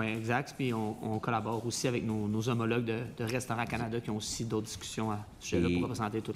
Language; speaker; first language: French; native; French